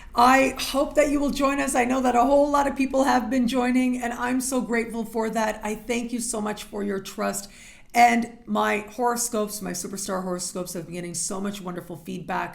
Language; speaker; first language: English; native; English